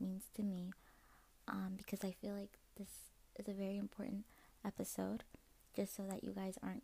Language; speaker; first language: English; native; English